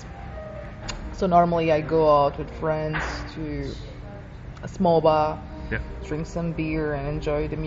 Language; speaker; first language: English; non-native, fluent; Portuguese